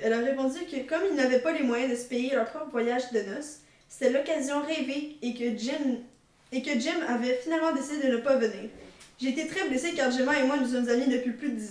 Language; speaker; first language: French; native; French